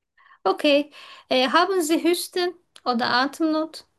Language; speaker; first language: German; non-native, learner; Turkish